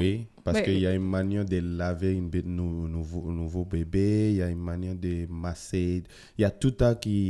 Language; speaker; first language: French; non-native, fluent; Ewe